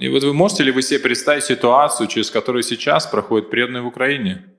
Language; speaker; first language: Russian; native; Russian